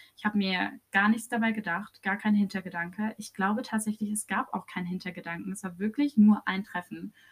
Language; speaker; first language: German; early bilingual, other home language; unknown